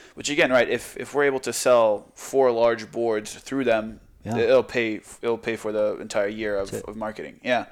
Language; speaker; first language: English; non-native, fluent; Croatian